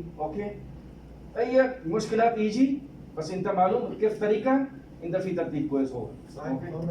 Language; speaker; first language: Arabic; non-native, learner; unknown